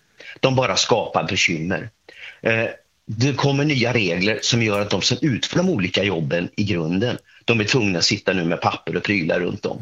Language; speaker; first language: Swedish; native; Swedish